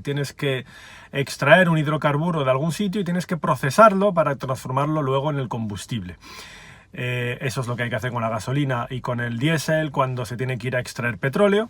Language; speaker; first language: Spanish; native; Spanish